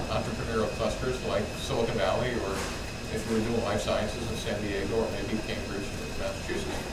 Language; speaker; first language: English; native; English